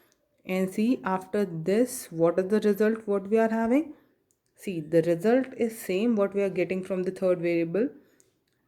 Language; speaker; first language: English; non-native, local second language; Hindi